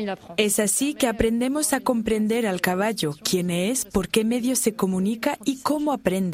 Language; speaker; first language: Spanish; non-native, fluent; French